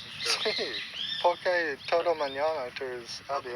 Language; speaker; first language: Spanish; non-native, learner; English